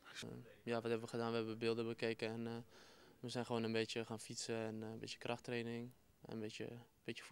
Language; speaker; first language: Dutch; native; Dutch